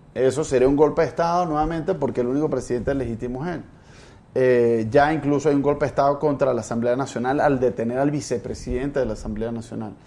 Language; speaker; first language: Spanish; native; Spanish